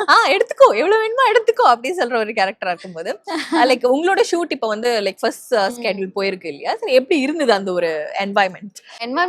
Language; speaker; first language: Tamil; native; Tamil